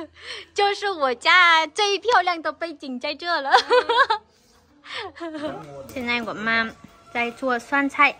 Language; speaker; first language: Chinese; non-native, learner; Vietnamese